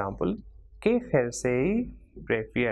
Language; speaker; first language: Spanish; non-native, fluent; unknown